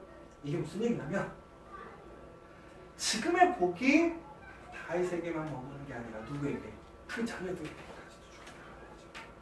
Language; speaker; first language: Korean; native; Korean